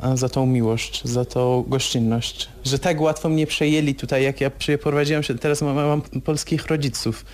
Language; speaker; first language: Polish; non-native, fluent; Persian